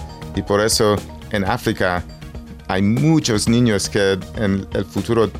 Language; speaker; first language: Spanish; non-native, learner; English